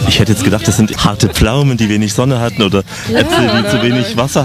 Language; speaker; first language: German; native; German